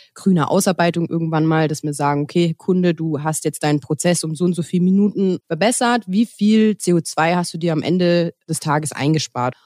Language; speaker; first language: German; native; German